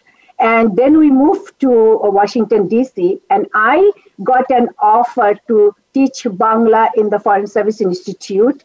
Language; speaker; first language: English; non-native, local second language; Bangla